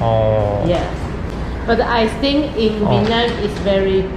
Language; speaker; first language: English; non-native, learner; Chinese